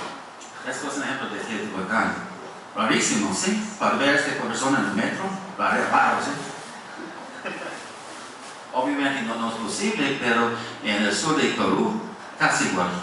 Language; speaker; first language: Spanish; non-native, fluent; English